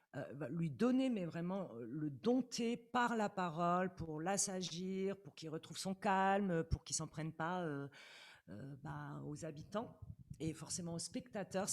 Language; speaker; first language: French; native; French